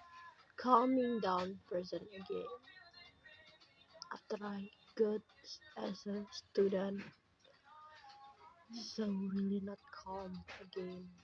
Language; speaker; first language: English; non-native, learner; Indonesian